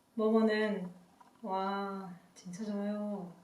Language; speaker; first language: Korean; non-native, learner; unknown